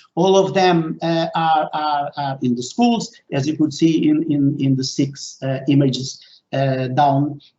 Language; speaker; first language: English; non-native, fluent; Portuguese